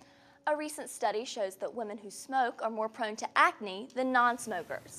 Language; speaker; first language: English; native; English